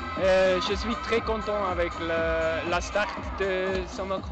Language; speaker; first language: French; non-native, learner; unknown